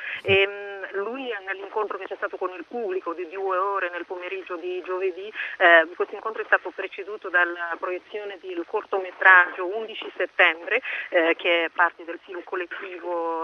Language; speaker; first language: Italian; non-native, fluent; Portuguese